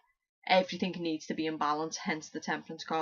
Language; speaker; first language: English; native; English